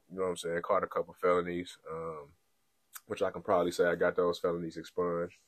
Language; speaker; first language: English; native; English